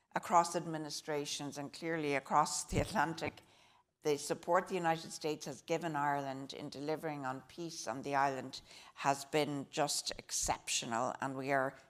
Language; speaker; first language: English; native; English